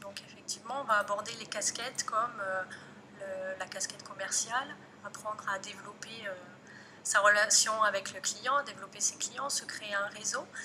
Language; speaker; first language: French; native; French